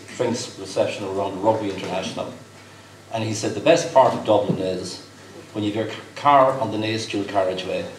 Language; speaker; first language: English; native; English